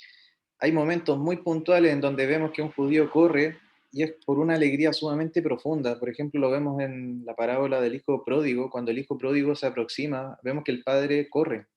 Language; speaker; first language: Spanish; native; Spanish